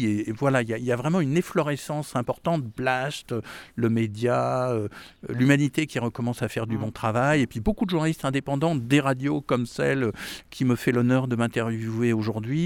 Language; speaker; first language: French; native; French